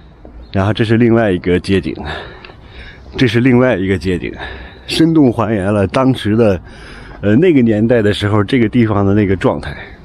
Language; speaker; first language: Chinese; native; Chinese